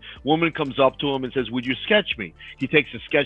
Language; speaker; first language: English; native; English